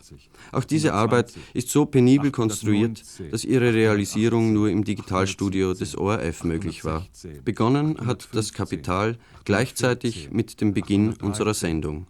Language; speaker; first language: German; native; German